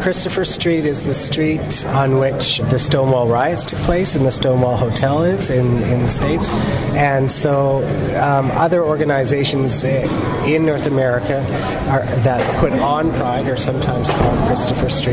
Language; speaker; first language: English; native; English